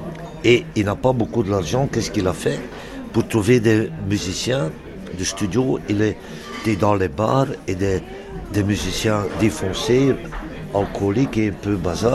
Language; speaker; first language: French; non-native, local second language; Dutch